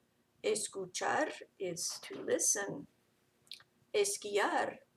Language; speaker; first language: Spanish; non-native, fluent; English